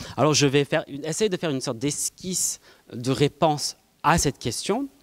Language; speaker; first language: French; non-native, fluent; English